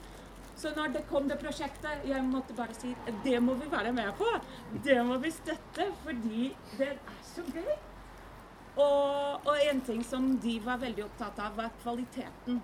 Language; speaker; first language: Norwegian; non-native, fluent; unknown